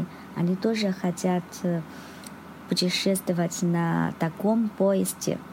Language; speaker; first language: Russian; non-native, learner; Chinese